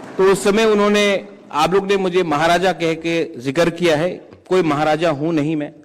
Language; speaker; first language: Hindi; non-native, local second language; Kok Borok